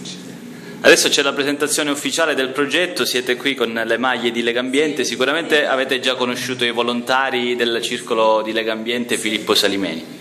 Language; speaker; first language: Italian; native; Italian